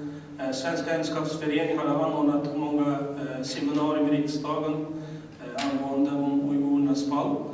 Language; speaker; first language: Swedish; non-native, learner; Uyghur